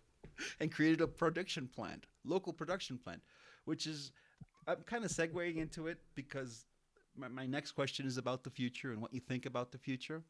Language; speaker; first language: English; non-native, fluent; Spanish